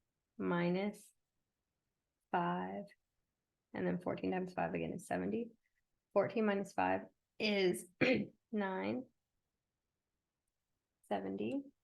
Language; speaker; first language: English; native; English